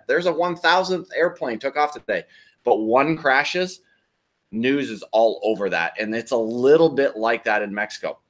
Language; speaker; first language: English; native; English